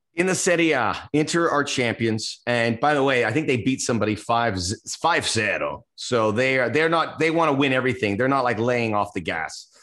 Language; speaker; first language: English; early bilingual, other home language; Spanish